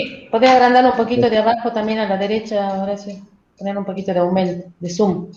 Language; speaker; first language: Spanish; native; Spanish